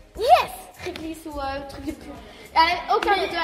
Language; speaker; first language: French; native; French